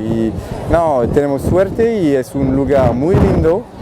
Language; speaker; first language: Spanish; non-native, fluent; French